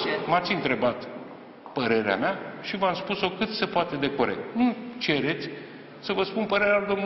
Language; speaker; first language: Romanian; native; Romanian